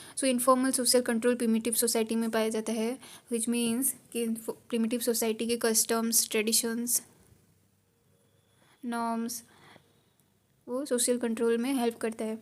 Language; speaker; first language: Hindi; native; Hindi